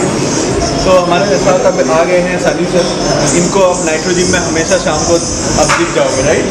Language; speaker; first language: Hindi; native; Hindi